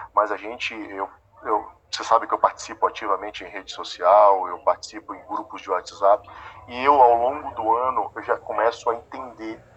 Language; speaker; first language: Portuguese; native; Portuguese